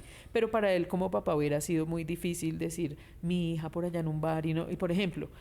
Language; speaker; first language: Spanish; native; Spanish